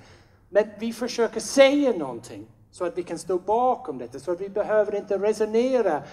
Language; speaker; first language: Swedish; non-native, fluent; English